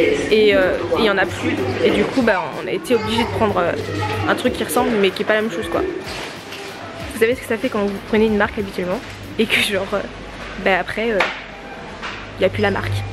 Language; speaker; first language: French; native; French